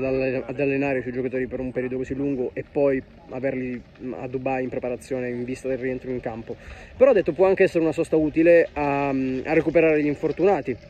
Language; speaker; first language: Italian; native; Italian